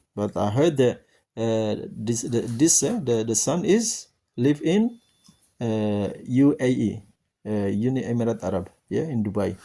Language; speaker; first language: English; non-native, learner; Indonesian